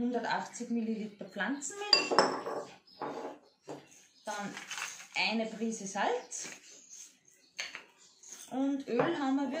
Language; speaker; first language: German; native; German